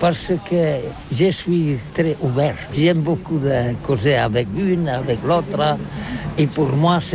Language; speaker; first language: French; non-native, learner; Catalan